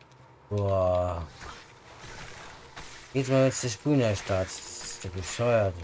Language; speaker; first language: German; native; German